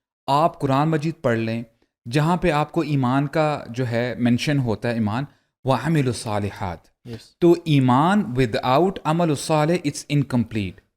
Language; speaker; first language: Urdu; native; Urdu